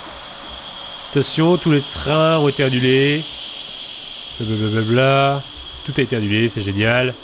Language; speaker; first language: French; native; French